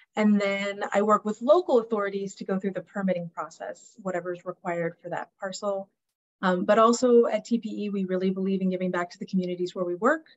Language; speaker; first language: English; native; English